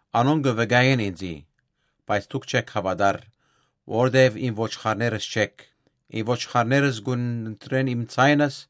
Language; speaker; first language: Armenian; native; Armenian